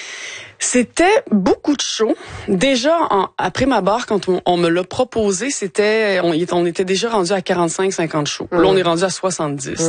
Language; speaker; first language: French; native; French